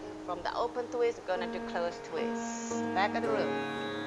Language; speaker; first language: English; non-native, fluent; Indonesian